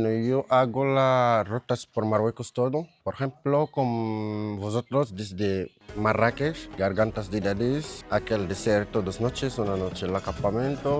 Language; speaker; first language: Spanish; non-native, learner; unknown